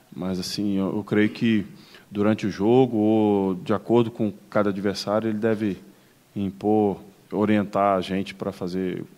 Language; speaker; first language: Portuguese; native; Portuguese